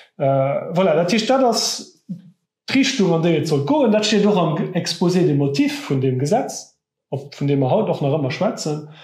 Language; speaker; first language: Luxembourgish; native; Luxembourgish